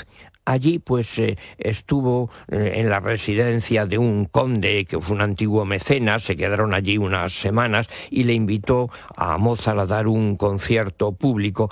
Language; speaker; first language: Spanish; native; Spanish